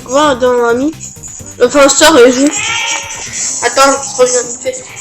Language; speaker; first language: French; early bilingual, other home language; Romanian